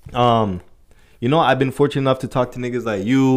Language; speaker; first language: English; native; English